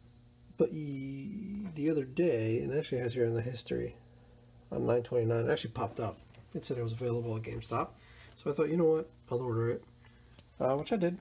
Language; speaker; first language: English; native; English